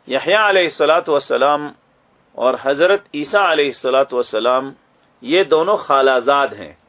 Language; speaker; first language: Urdu; native; Urdu